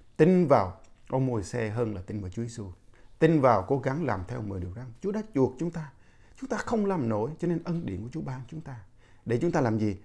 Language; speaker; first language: Vietnamese; non-native, local second language; Jarai